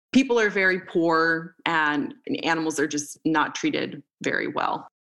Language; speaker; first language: English; early bilingual, other home language; Romanian